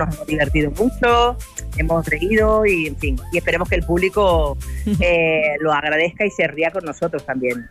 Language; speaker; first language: Spanish; native; Spanish